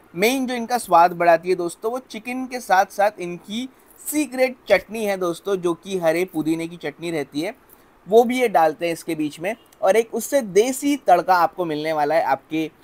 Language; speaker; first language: Hindi; non-native, local second language; Gujarati